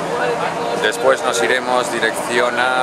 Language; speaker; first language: Spanish; native; Spanish